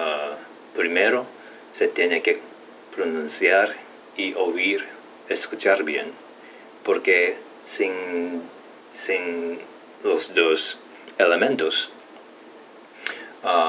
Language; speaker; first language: Spanish; non-native, learner; Japanese